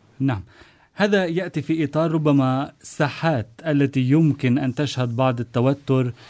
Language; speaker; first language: Arabic; native; Arabic